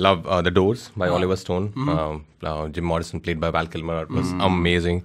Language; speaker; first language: English; non-native, local second language; Hindi